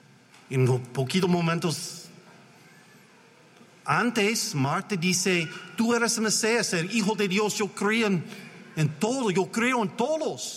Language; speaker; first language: Spanish; non-native, learner; English